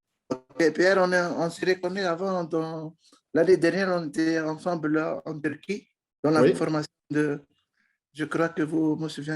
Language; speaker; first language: French; non-native, local second language; Arabic